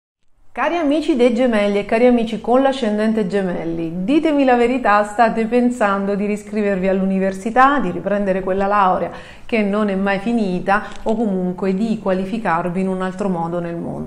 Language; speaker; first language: Italian; native; Italian